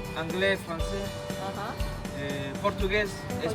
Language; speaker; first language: French; non-native, fluent; Italian